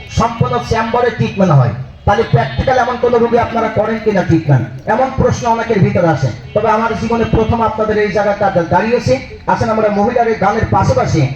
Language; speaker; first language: Bangla; native; Bangla